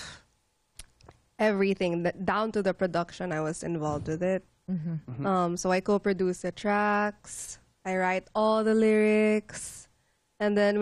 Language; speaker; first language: English; non-native, local second language; Filipino